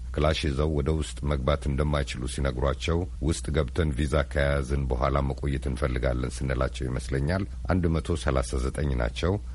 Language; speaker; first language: Amharic; non-native, local second language; Tigrinya